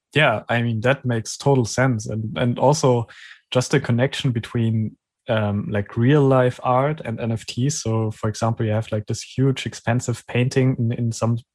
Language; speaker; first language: English; non-native, fluent; German